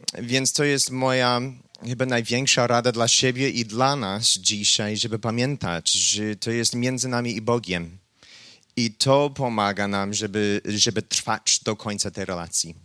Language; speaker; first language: Polish; non-native, fluent; English